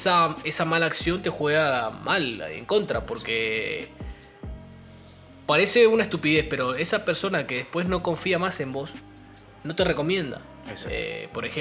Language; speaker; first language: Spanish; native; Spanish